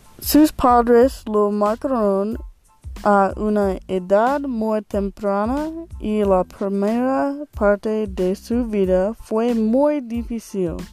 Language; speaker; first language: Spanish; non-native, learner; English